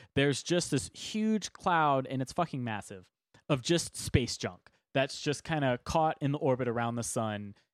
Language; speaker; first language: English; native; English